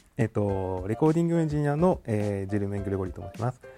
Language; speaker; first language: Japanese; non-native, fluent; French